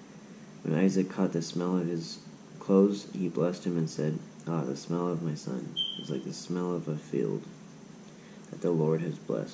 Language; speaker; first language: English; native; English